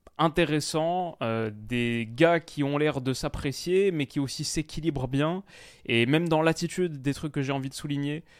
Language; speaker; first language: French; native; French